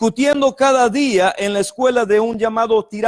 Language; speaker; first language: Spanish; native; Spanish